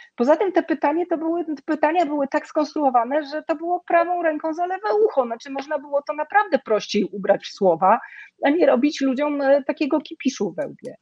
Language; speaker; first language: Polish; native; Polish